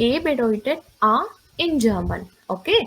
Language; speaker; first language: German; non-native, fluent; Hindi